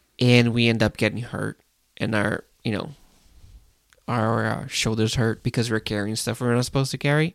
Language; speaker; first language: English; non-native, fluent; Portuguese